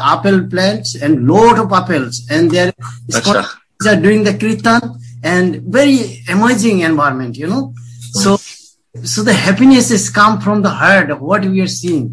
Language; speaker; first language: English; non-native, local second language; Hindi